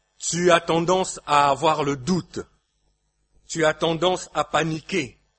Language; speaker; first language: French; non-native, local second language; Lingala